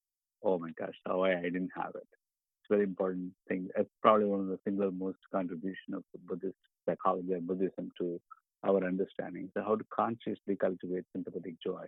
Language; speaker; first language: English; non-native, local second language; Tamil